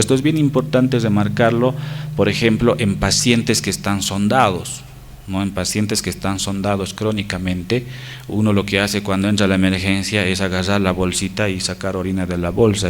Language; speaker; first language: Spanish; native; Spanish